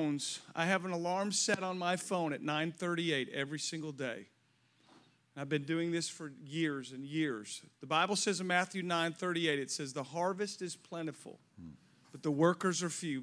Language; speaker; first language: English; native; English